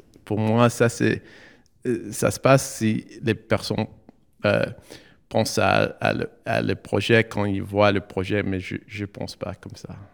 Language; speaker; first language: French; non-native, learner; English